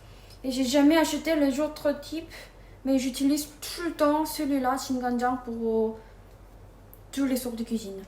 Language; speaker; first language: French; non-native, fluent; Korean